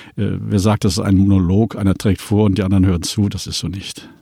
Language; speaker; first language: German; native; German